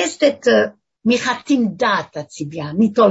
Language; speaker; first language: Russian; non-native, learner; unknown